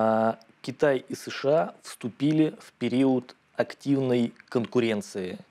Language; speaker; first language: Russian; native; Russian